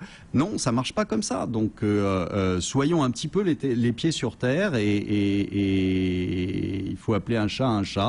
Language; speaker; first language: French; native; French